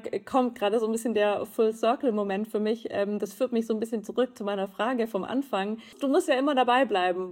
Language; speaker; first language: German; native; German